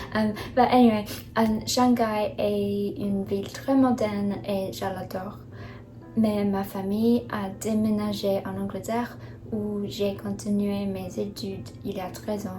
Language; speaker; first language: French; non-native, learner; Chinese